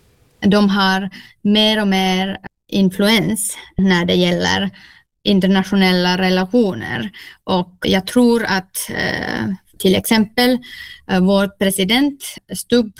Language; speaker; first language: Swedish; non-native, fluent; Finnish